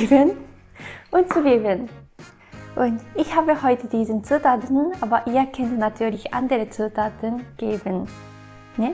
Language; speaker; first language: German; non-native, learner; Japanese